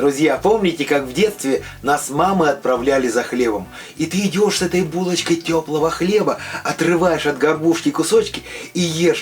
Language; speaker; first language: Russian; native; Russian